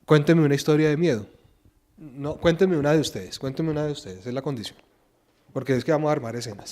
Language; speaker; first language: Spanish; native; Spanish